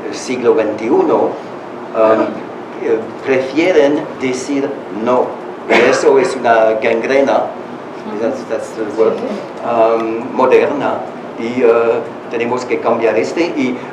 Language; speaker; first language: Spanish; non-native, learner; French